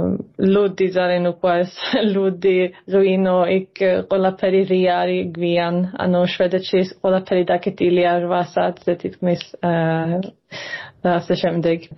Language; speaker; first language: Georgian; early bilingual, heritage; Georgian